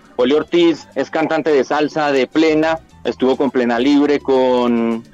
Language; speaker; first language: Spanish; native; Spanish